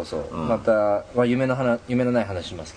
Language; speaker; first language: Japanese; native; Japanese